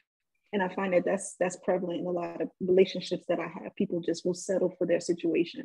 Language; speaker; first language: English; native; English